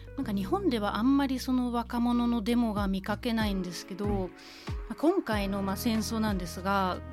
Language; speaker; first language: Japanese; non-native, fluent; German